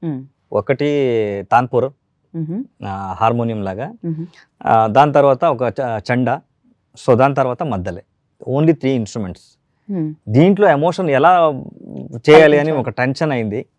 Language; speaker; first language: Telugu; non-native, learner; Kannada